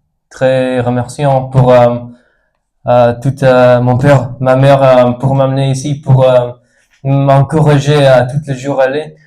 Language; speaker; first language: French; non-native, fluent; English